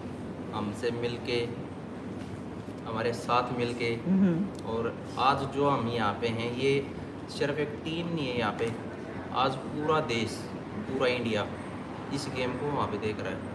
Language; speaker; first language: Hindi; native; Hindi